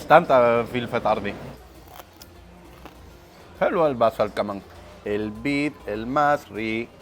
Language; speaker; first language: Arabic; non-native, learner; Spanish